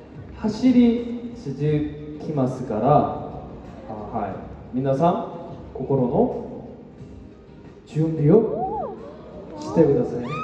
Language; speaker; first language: Japanese; non-native, learner; Korean